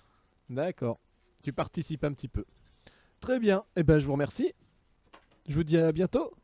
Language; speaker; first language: French; native; French